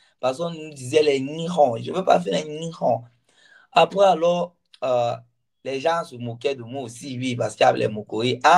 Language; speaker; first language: French; non-native, local second language; Ghomala